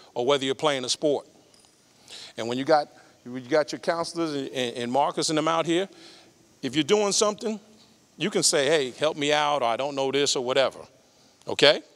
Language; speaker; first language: English; native; English